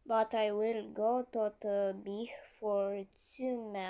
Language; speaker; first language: English; non-native, learner; Romanian